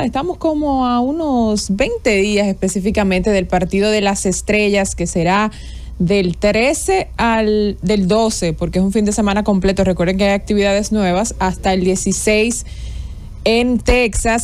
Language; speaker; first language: Spanish; native; Spanish